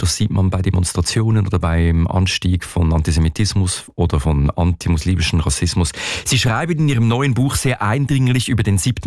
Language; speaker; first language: German; native; German